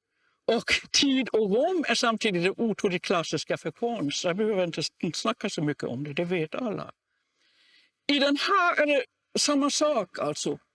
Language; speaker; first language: Swedish; non-native, fluent; German